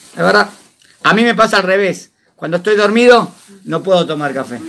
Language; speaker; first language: Spanish; native; Spanish